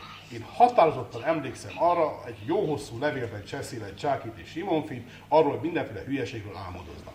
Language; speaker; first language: Hungarian; native; Hungarian